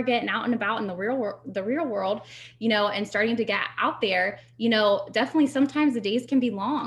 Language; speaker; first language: English; native; English